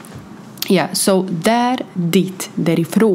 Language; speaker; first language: Swedish; non-native, fluent; Ukrainian